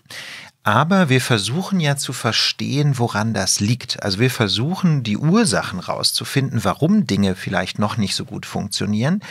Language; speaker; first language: German; native; German